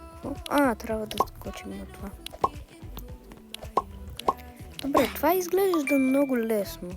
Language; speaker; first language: Bulgarian; early bilingual, heritage; Bulgarian